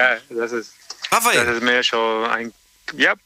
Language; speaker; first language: German; non-native, learner; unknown